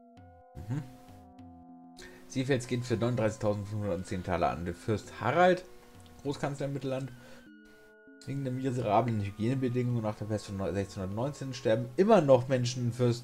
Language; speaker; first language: German; native; German